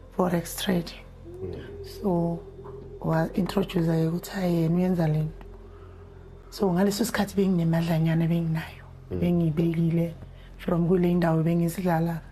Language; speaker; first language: Zulu; native; Zulu